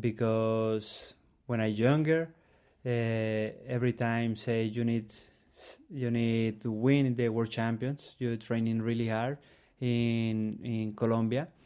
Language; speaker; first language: English; non-native, learner; Spanish